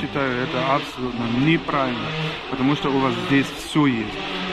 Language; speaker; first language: Russian; non-native, fluent; German